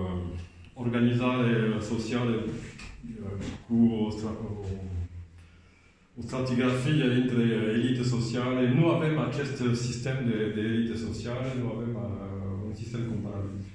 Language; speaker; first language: Romanian; non-native, learner; French